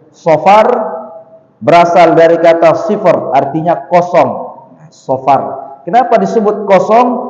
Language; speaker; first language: Malay; non-native, local second language; Sasak